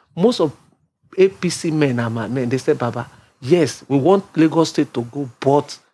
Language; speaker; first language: English; non-native, local second language; Yoruba